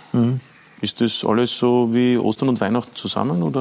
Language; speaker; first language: German; native; German